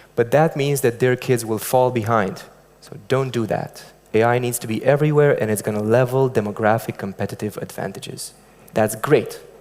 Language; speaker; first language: English; non-native, fluent; Romanian